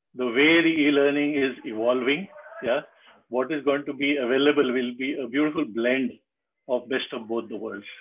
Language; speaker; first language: English; non-native, local second language; Marathi